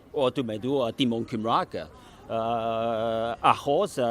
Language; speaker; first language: Welsh; non-native, learner; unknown